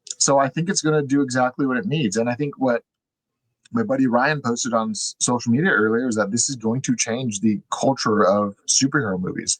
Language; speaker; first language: English; native; English